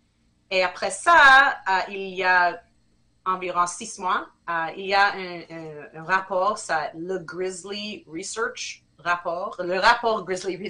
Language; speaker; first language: French; non-native, fluent; English